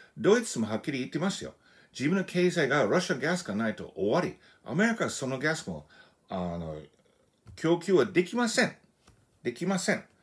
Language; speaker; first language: Japanese; non-native, fluent; English